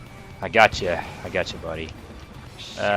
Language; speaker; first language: English; native; English